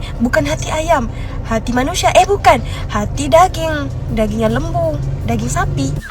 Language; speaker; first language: Malay; early bilingual, other home language; Indonesian